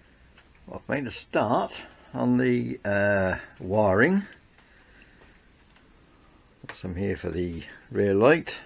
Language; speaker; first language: English; native; English